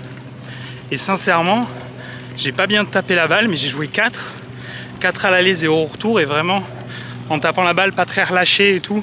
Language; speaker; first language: French; native; French